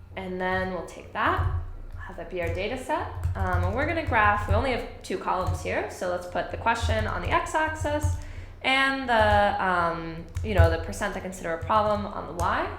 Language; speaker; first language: English; native; English